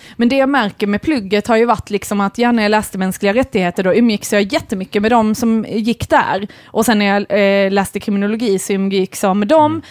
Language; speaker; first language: Swedish; native; Swedish